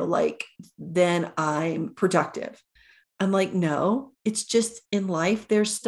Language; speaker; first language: English; native; English